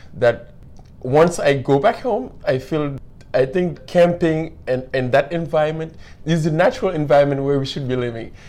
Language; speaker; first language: English; non-native, fluent; Wolof